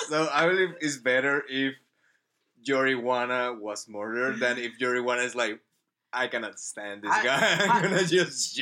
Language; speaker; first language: English; non-native, fluent; Spanish